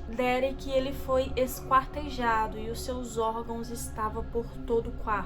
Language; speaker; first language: Portuguese; native; Portuguese